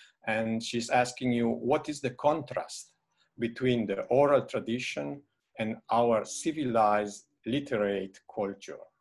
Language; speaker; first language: English; non-native, fluent; Italian